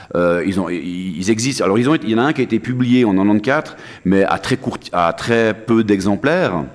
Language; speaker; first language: French; native; French